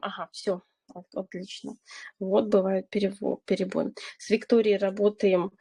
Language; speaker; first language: Russian; native; Russian